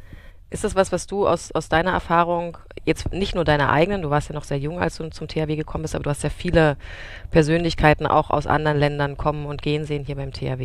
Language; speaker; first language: German; native; German